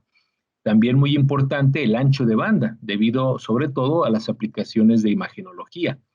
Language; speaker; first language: Spanish; native; Spanish